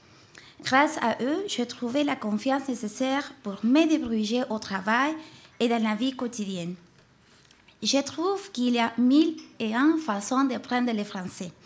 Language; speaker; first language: French; non-native, fluent; Spanish